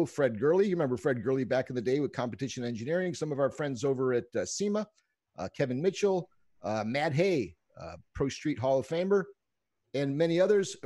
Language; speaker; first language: English; native; English